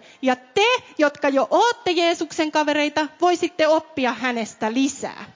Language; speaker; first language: Finnish; native; Finnish